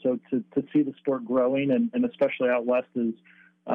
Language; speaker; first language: English; native; English